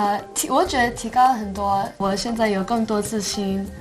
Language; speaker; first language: Chinese; non-native, fluent; English